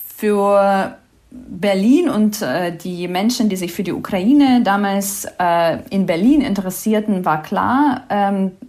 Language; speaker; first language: German; non-native, fluent; Ukrainian